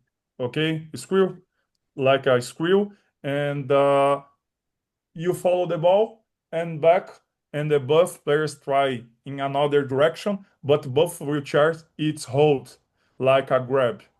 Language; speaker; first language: English; non-native, learner; Portuguese